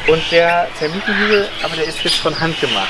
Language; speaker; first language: German; native; German